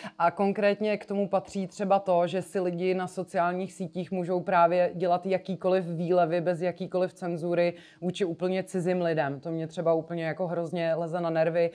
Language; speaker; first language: Czech; early bilingual, other home language; French